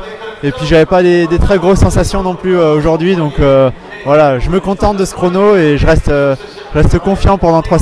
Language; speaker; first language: French; native; French